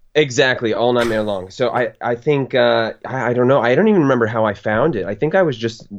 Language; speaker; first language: English; native; English